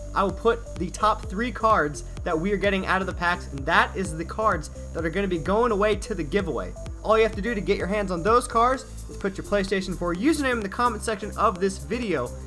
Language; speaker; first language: English; native; English